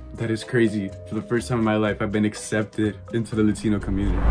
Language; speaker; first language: English; native; English